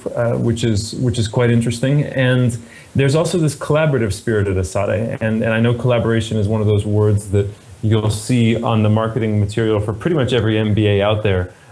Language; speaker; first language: English; native; English